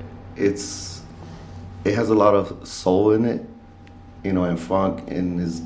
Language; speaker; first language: English; early bilingual, other home language; Spanish